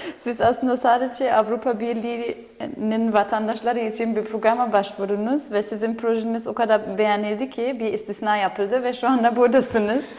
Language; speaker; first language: Turkish; non-native, fluent; German